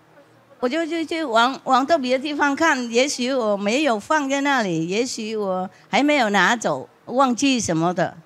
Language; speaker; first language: Chinese; non-native, fluent; Vietnamese